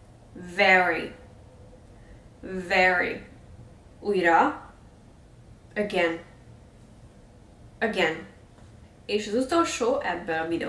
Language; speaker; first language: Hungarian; early bilingual, heritage; Hungarian